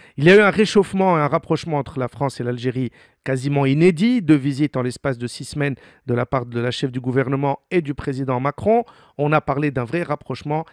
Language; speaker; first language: French; non-native, local second language; Arabic